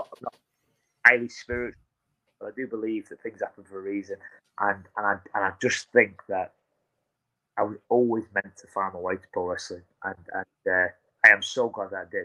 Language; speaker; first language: English; native; English